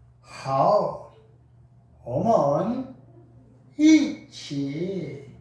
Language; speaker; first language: Chinese; non-native, learner; Korean